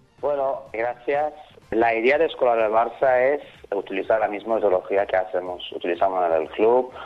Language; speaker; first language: Spanish; non-native, fluent; Swedish